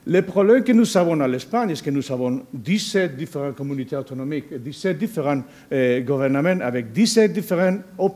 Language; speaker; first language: French; non-native, learner; Spanish